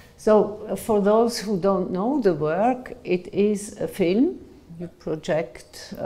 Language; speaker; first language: English; non-native, fluent; German